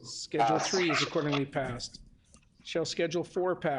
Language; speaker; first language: English; native; English